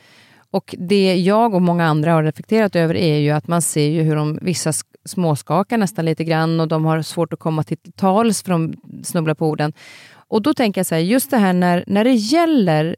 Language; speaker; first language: Swedish; native; Swedish